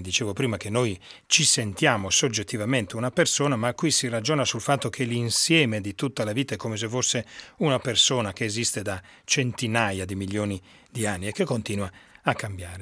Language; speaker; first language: Italian; native; Italian